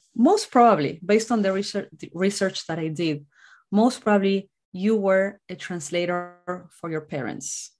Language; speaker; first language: English; non-native, fluent; Spanish